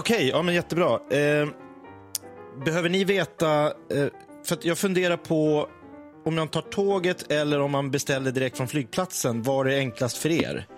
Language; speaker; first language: Swedish; native; Swedish